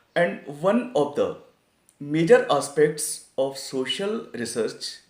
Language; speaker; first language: English; non-native, local second language; Hindi